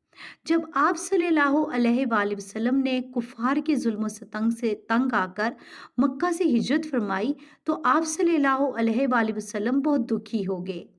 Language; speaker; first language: Urdu; native; Urdu